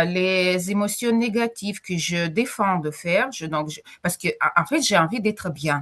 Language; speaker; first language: French; non-native, fluent; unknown